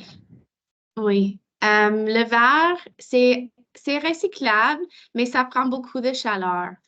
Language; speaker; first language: French; non-native, local second language; English